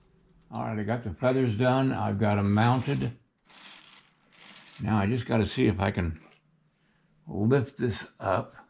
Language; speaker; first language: English; native; English